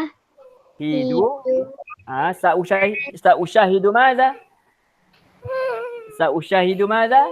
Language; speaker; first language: Arabic; non-native, fluent; Malay